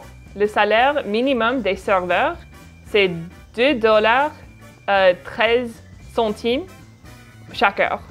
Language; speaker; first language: French; non-native, fluent; English